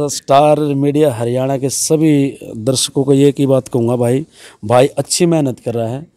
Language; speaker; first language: Hindi; native; Hindi